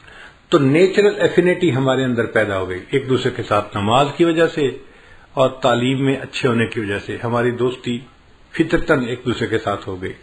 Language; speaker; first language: Urdu; native; Urdu